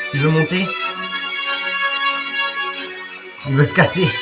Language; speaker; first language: French; native; French